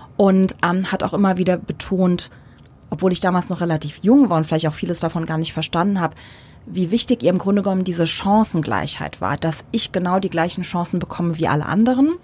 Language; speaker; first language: German; early bilingual, other home language; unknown